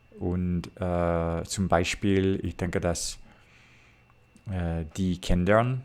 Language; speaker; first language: German; non-native, learner; English